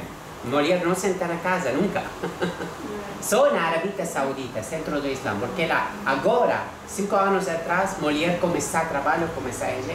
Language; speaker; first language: Portuguese; non-native, learner; Arabic